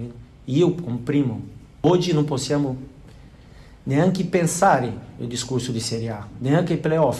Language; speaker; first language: Italian; non-native, fluent; Portuguese